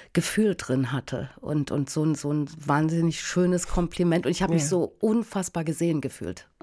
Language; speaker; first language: German; native; German